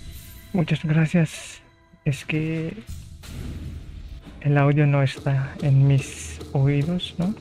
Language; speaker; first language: Spanish; non-native, fluent; Filipino